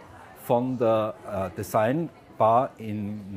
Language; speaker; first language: German; native; German